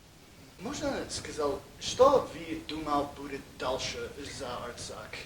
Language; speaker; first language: Russian; non-native, learner; English